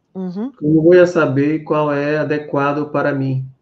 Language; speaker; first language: Spanish; non-native, learner; Portuguese